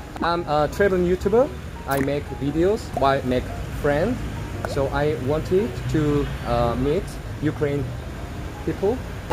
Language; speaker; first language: English; non-native, learner; Korean